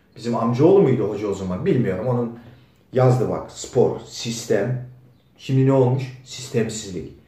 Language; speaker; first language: Turkish; native; Turkish